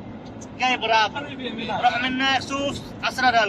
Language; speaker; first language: Arabic; non-native, learner; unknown